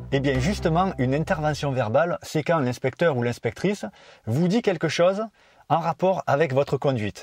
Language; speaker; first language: French; native; French